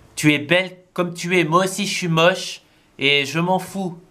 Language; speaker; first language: French; native; French